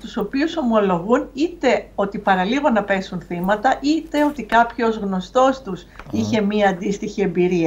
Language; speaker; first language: Greek; native; Greek